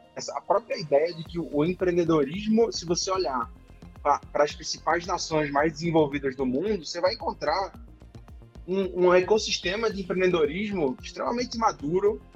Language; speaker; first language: Portuguese; native; Portuguese